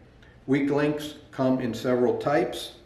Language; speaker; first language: English; native; English